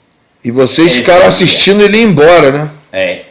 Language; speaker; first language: Portuguese; native; Portuguese